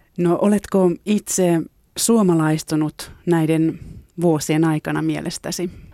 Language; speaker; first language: Finnish; native; Finnish